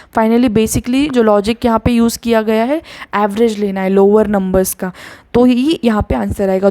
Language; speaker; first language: Hindi; non-native, local second language; Marathi